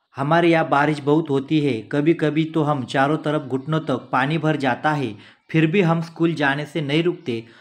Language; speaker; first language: Hindi; non-native, local second language; Marathi